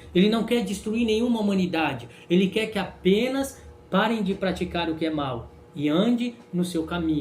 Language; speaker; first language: Portuguese; native; Portuguese